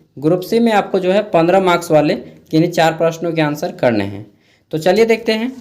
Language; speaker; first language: Hindi; non-native, local second language; Magahi